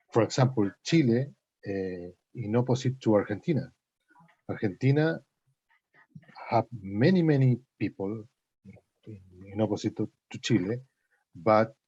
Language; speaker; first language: English; non-native, learner; Spanish